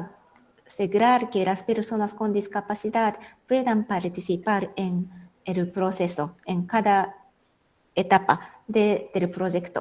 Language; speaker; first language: Spanish; non-native, fluent; Japanese